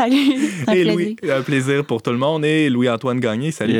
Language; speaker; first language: French; native; French